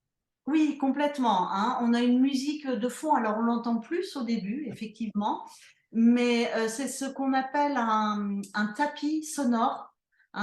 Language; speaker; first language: French; native; French